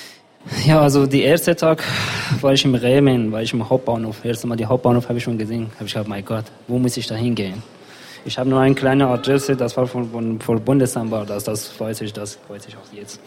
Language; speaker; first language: German; non-native, learner; Persian